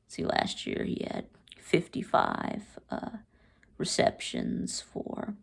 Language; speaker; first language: English; native; English